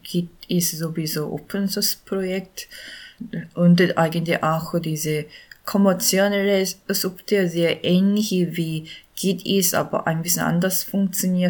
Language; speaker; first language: German; non-native, learner; Korean